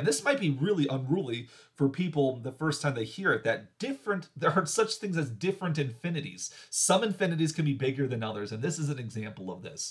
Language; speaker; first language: English; native; English